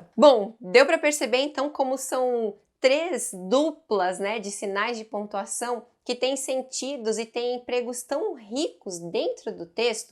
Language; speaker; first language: Portuguese; native; Portuguese